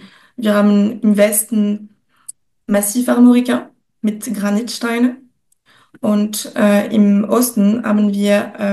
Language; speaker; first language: German; non-native, fluent; French